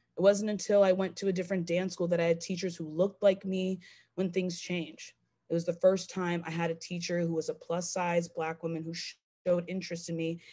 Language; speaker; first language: English; native; English